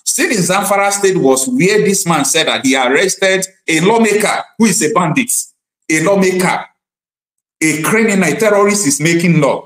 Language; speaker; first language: English; non-native, local second language; Igbo